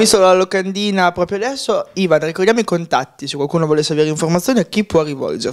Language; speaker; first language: Italian; native; Italian